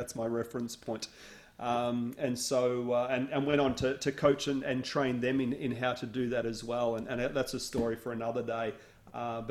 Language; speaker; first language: English; native; English